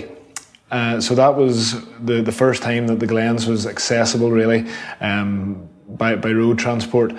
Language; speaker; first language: English; native; English